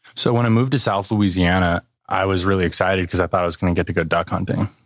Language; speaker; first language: English; native; English